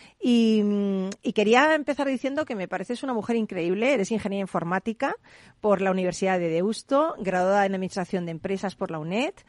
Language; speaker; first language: Spanish; native; Spanish